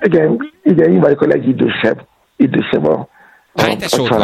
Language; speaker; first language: Hungarian; non-native, fluent; Yoruba